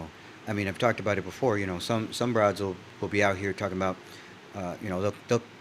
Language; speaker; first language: English; native; English